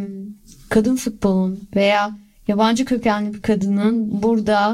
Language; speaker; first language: Turkish; early bilingual, other home language; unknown